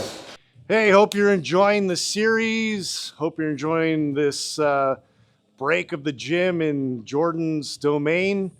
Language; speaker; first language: English; native; English